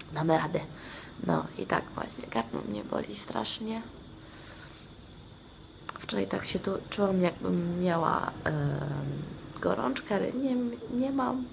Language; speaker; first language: Polish; non-native, fluent; Italian